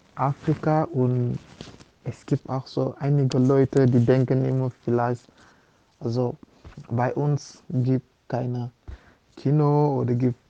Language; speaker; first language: German; non-native, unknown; Wolof